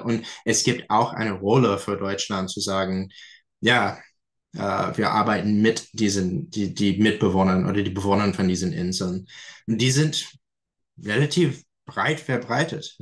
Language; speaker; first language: German; non-native, fluent; English